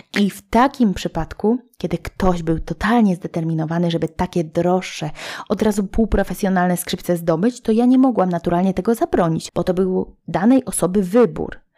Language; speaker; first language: Polish; native; Polish